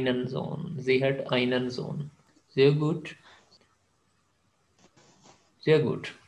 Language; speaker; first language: German; non-native, fluent; Urdu